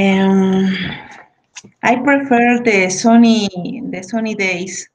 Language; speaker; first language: English; non-native, learner; Spanish